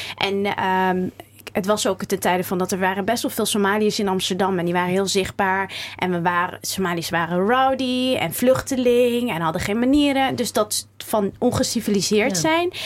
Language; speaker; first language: Dutch; early bilingual, other home language; Somali